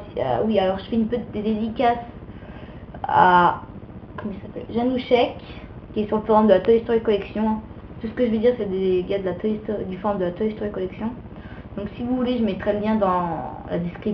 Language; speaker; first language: French; native; French